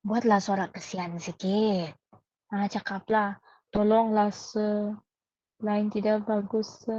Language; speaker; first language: Malay; native; Malay